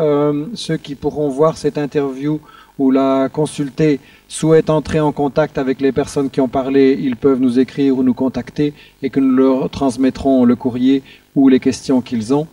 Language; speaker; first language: French; native; French